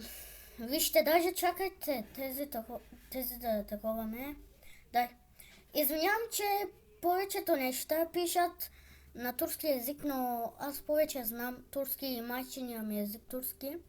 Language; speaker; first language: Bulgarian; non-native, local second language; Turkish